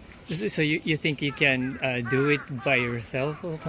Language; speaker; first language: English; non-native, fluent; Japanese